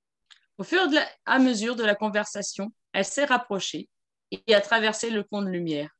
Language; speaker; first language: French; native; French